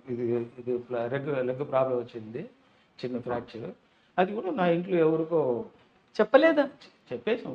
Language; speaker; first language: Telugu; non-native, learner; Tamil